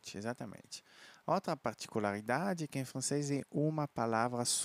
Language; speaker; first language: Portuguese; non-native, fluent; French